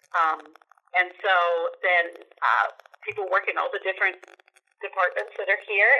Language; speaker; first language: English; native; English